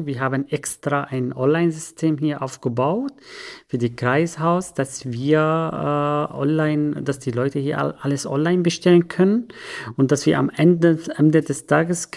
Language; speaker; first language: German; non-native, learner; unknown